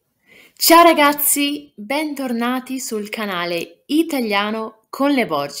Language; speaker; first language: Italian; non-native, fluent; Portuguese